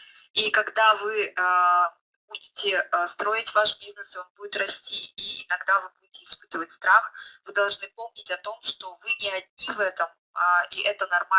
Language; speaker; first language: Russian; native; Russian